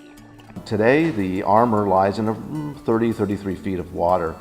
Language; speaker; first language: English; native; English